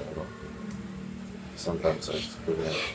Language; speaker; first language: English; non-native, learner; Polish